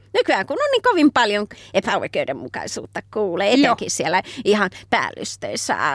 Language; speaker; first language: Finnish; native; Finnish